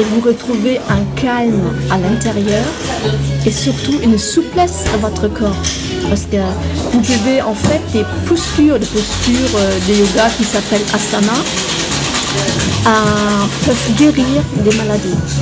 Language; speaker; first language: French; non-native, fluent; German